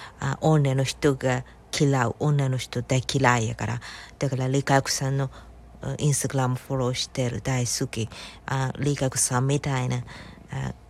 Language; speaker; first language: Japanese; non-native, learner; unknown